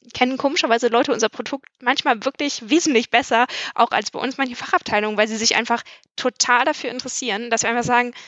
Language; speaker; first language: German; native; German